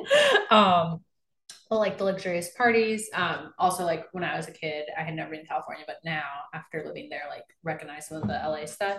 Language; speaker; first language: English; native; English